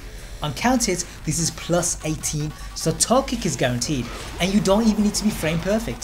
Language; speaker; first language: English; native; English